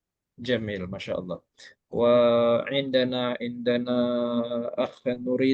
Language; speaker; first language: Arabic; non-native, fluent; Malay